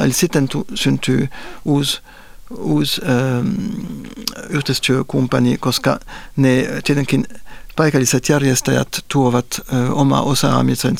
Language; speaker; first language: Finnish; non-native, fluent; French